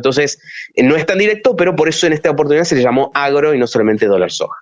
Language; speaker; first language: Spanish; native; Spanish